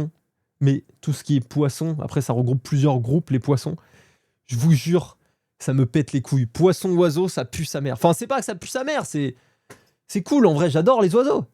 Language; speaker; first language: French; native; French